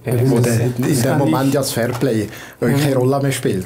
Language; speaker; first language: German; native; German